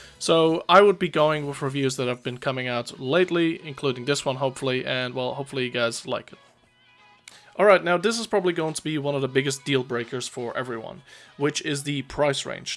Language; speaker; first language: English; native; English